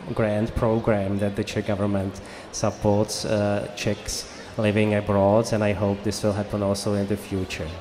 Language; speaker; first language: English; non-native, fluent; Czech